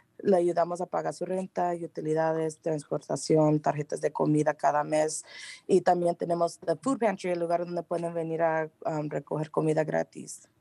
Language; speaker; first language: Spanish; early bilingual, heritage; Spanish